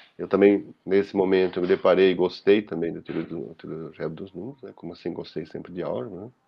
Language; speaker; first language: Portuguese; native; Portuguese